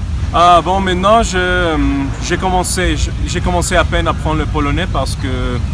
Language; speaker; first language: French; non-native, fluent; Spanish